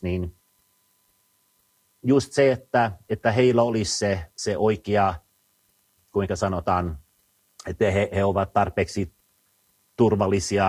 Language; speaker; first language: Finnish; non-native, fluent; Swedish